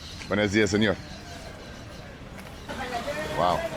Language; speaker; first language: Spanish; non-native, learner; English